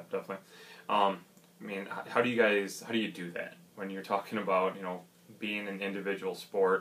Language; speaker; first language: English; native; English